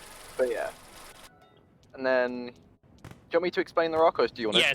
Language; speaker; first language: English; native; English